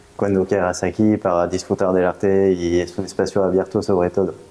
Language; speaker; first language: Spanish; non-native, fluent; French